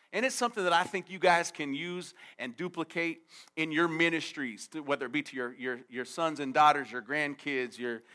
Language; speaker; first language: English; native; English